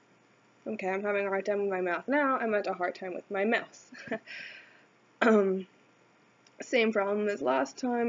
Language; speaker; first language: English; native; English